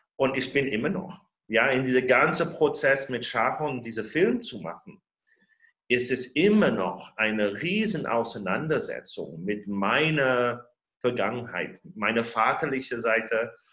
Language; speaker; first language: German; non-native, fluent; French